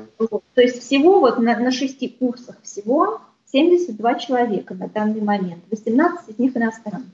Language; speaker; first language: Russian; native; Russian